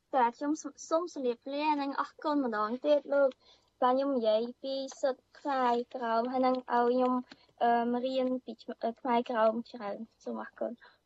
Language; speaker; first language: Khmer; early bilingual, heritage; Khmer